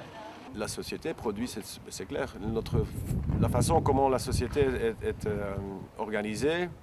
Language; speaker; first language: French; non-native, local second language; Dutch